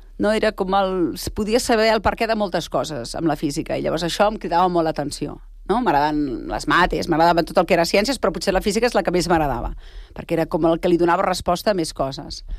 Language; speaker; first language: Catalan; native; Catalan